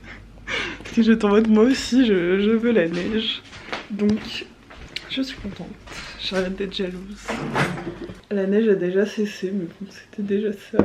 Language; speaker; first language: French; native; French